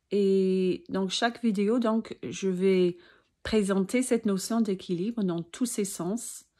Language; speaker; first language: French; non-native, fluent; English